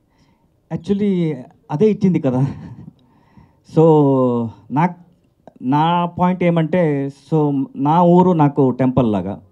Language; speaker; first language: Telugu; non-native, learner; Kannada